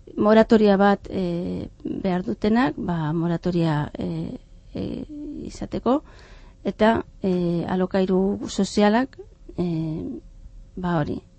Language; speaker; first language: Basque; non-native, fluent; Catalan